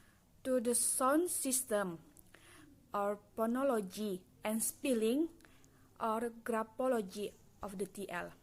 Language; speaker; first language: English; non-native, learner; Indonesian